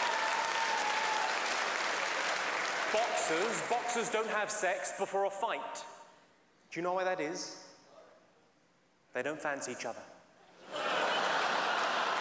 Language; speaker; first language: English; native; English